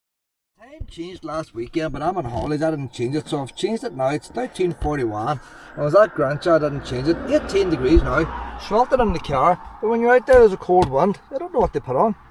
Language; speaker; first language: English; native; English